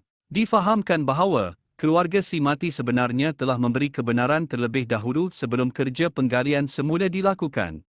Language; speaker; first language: Malay; native; Malay